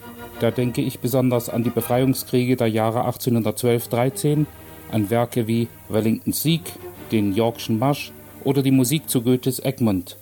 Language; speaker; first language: German; native; German